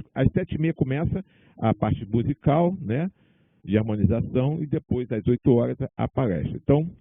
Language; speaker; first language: Portuguese; native; Portuguese